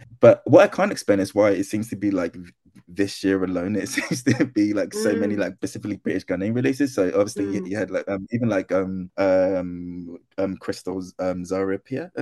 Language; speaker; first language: English; non-native, local second language; Akan